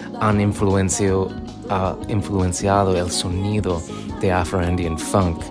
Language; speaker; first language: Spanish; non-native, fluent; English